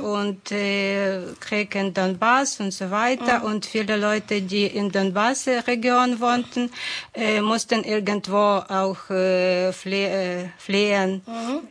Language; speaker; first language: German; non-native, fluent; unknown